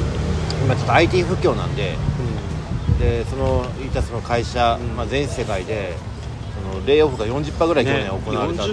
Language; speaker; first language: Japanese; native; Japanese